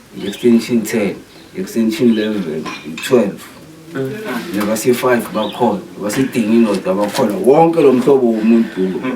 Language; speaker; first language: Zulu; non-native, local second language; South Ndebele